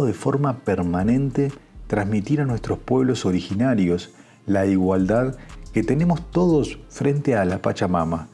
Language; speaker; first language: Spanish; native; Spanish